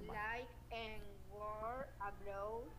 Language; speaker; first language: English; non-native, learner; Spanish